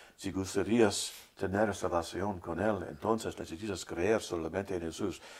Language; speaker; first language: Spanish; non-native, learner; English